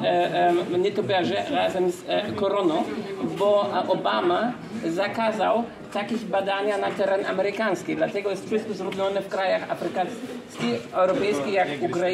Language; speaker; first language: Polish; non-native, fluent; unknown